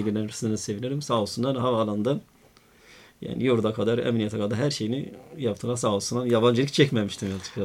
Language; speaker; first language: Turkish; non-native, fluent; Arabic